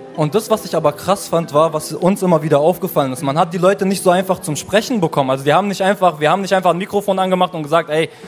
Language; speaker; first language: German; early bilingual, other home language; Arabic